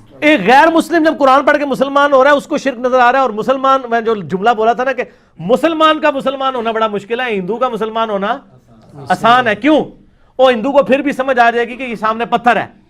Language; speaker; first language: Urdu; non-native, local second language; Punjabi